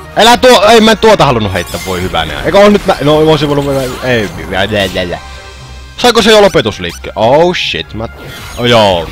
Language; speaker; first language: Finnish; native; Finnish